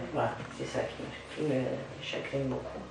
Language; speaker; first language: French; native; French